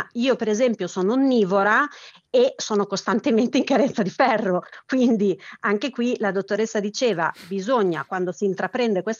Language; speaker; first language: Italian; native; Italian